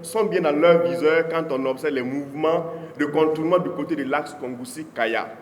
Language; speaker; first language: French; non-native, local second language; Mossi